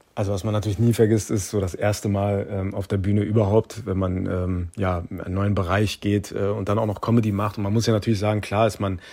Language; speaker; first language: German; native; German